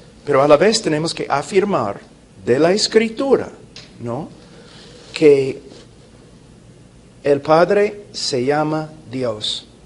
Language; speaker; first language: Spanish; non-native, fluent; English